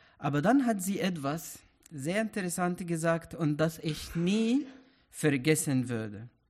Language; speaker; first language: German; non-native, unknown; Arabic